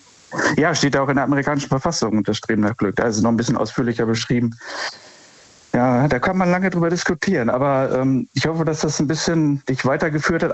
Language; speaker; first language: German; native; German